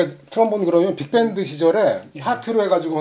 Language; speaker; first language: Korean; native; Korean